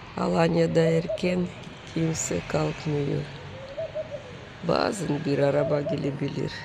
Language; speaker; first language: Turkish; non-native, learner; Russian